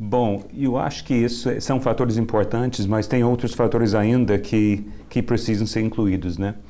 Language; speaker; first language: Portuguese; native; Portuguese